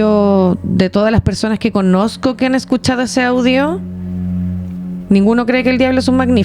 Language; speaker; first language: Spanish; native; Spanish